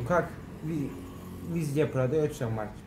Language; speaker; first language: Russian; early bilingual, heritage; Turkish